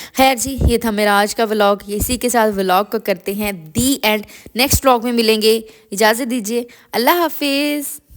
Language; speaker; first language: Urdu; native; Urdu